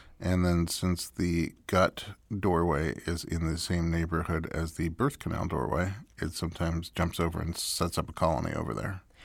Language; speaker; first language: English; native; English